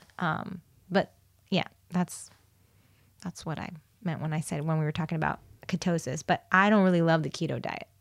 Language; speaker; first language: English; early bilingual, other home language; Spanish